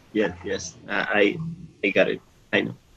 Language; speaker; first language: English; non-native, learner; Spanish